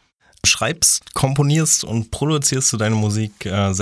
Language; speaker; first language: German; native; German